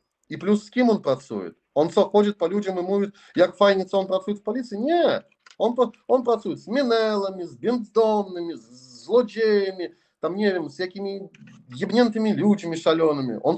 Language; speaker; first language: Polish; non-native, learner; Russian